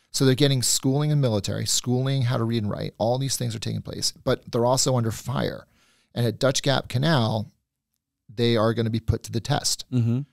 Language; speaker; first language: English; native; English